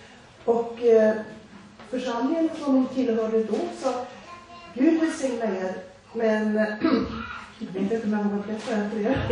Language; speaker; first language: Swedish; early bilingual, other home language; Portuguese